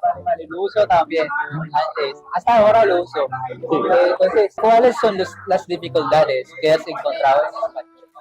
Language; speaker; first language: Spanish; non-native, fluent; Cebuano